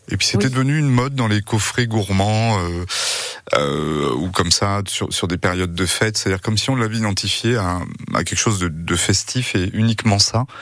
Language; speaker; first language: French; native; French